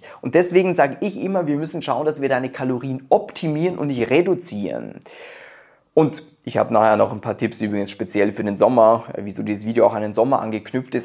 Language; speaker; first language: German; native; German